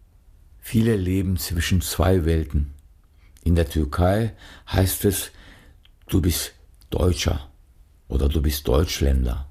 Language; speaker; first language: German; early bilingual, other home language; Turkish